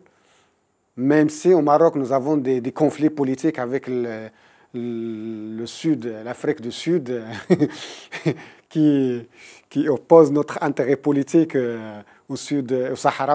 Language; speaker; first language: French; non-native, local second language; Arabic